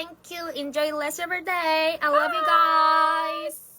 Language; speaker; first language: English; non-native, learner; Korean